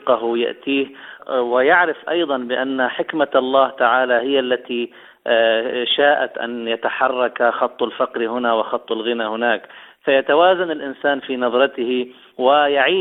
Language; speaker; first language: Arabic; native; Arabic